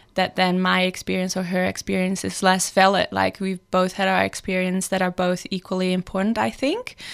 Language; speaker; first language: English; non-native, fluent; Dutch